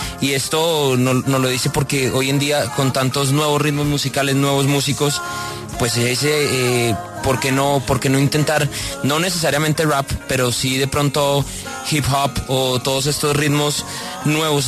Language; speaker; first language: Spanish; native; Spanish